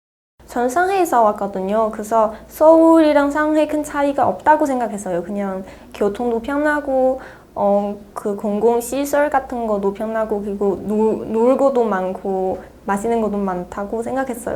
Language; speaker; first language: Korean; non-native, fluent; Chinese